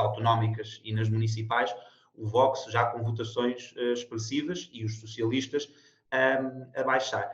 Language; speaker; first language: Portuguese; native; Portuguese